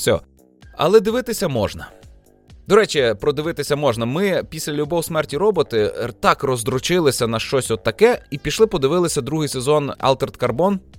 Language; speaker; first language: Ukrainian; native; Ukrainian